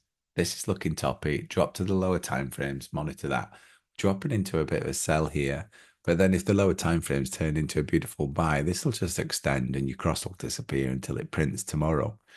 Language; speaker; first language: English; native; English